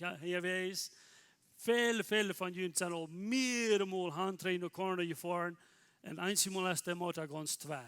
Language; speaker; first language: German; non-native, learner; Plautdietsch